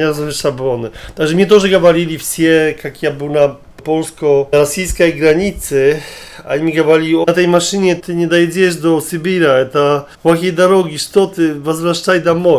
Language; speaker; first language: Russian; non-native, learner; Polish